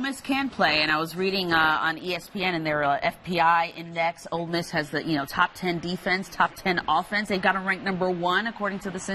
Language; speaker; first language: English; native; English